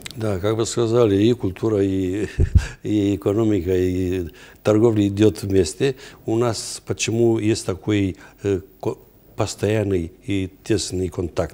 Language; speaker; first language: Russian; non-native, fluent; Romanian